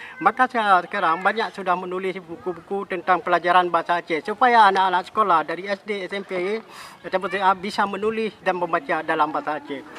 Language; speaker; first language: Malay; non-native, local second language; Achinese